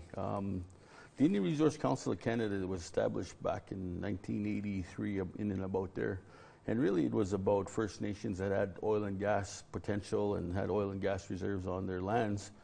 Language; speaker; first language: English; native; English